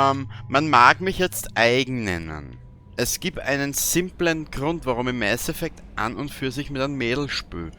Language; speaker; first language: German; native; German